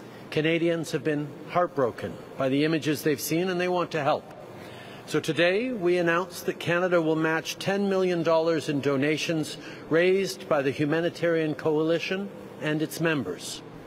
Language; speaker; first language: English; native; English